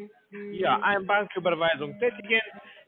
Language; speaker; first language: German; non-native, learner; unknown